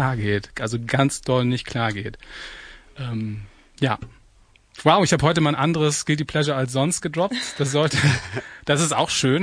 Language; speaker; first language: German; native; German